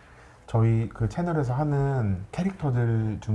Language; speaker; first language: Korean; native; Korean